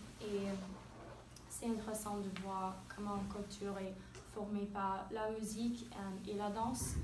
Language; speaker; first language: French; non-native, learner; English